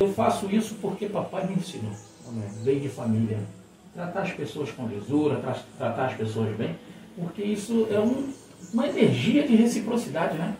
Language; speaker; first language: Portuguese; native; Portuguese